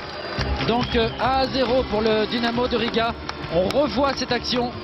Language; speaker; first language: French; native; French